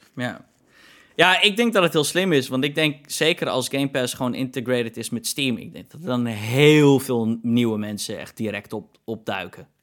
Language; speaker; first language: Dutch; native; Dutch